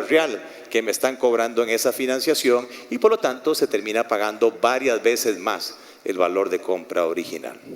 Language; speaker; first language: Spanish; native; Spanish